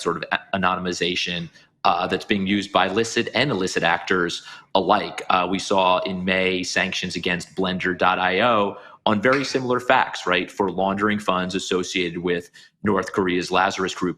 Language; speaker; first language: English; native; English